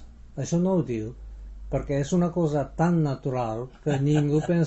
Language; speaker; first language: Catalan; non-native, fluent; Japanese